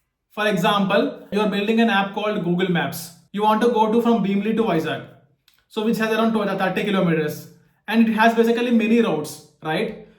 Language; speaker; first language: English; non-native, local second language; Telugu